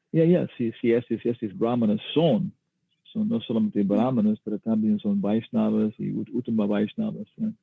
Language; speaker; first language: Spanish; non-native, learner; English